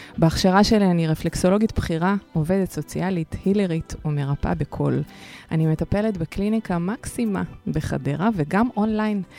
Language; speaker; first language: Hebrew; early bilingual, other home language; Russian